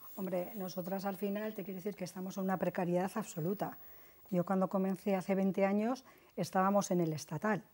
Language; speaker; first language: Spanish; native; Spanish